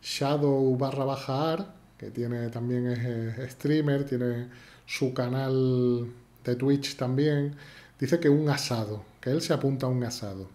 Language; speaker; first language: Spanish; native; Spanish